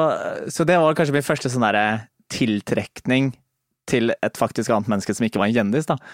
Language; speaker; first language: Norwegian; native; Norwegian